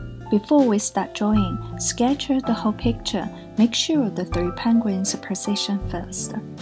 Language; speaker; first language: English; non-native, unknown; Chinese